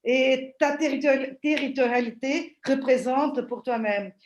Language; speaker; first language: French; non-native, fluent; Portuguese